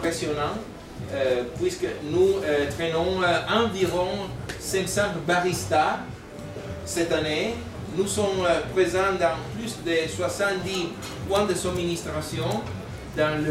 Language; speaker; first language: French; non-native, fluent; Italian